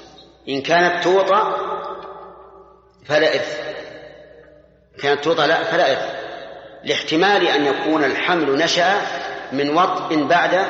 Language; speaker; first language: Arabic; native; Arabic